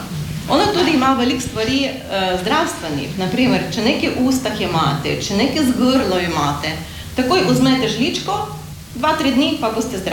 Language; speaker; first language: Slovenian; non-native, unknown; Ukrainian